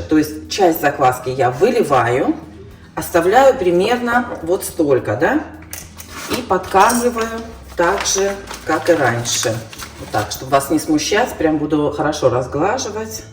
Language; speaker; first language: Russian; native; Russian